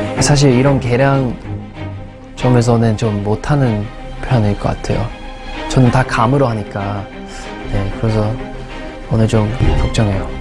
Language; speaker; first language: Korean; non-native, learner; English